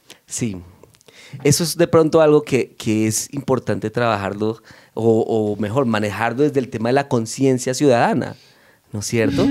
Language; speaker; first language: Spanish; native; Spanish